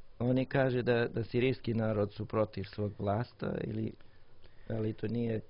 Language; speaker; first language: Croatian; non-native, learner; English